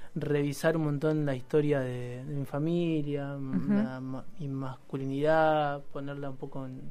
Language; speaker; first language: Spanish; native; Spanish